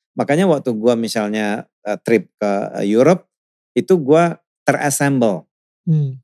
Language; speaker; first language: Indonesian; native; Indonesian